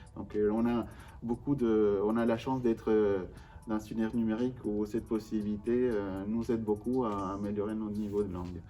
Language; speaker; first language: French; non-native, fluent; Spanish